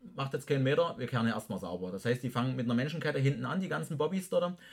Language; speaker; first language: German; native; German